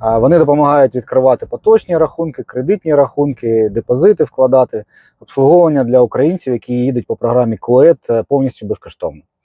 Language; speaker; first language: Ukrainian; non-native, local second language; Russian